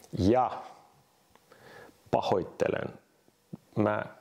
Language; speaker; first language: Finnish; non-native, fluent; Russian